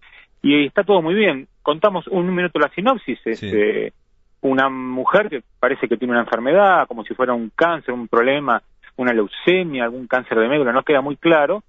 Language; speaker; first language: Spanish; native; Spanish